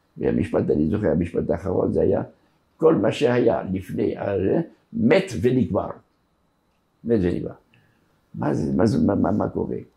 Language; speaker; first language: Hebrew; non-native, fluent; French